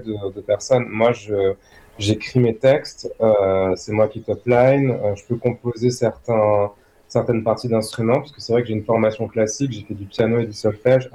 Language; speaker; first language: French; native; French